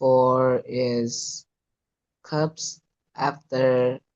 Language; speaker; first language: English; non-native, learner; Vietnamese